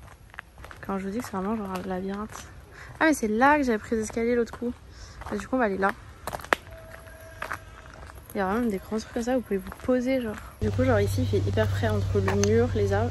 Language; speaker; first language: French; native; French